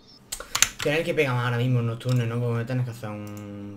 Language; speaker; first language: Spanish; native; Spanish